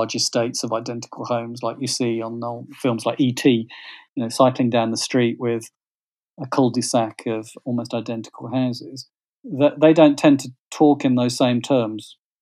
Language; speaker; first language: English; native; English